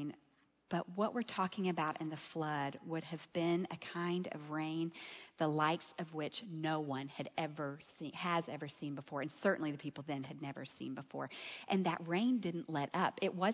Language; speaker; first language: English; native; English